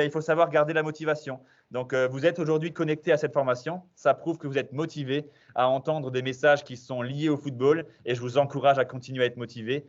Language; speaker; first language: French; native; French